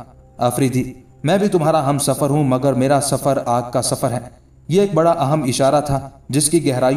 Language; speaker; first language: Urdu; native; Urdu